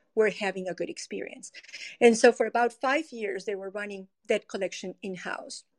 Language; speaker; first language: English; non-native, fluent; Spanish